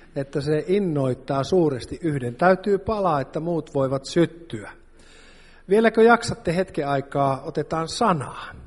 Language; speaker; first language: Finnish; native; Finnish